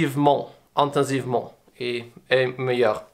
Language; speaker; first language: French; non-native, learner; English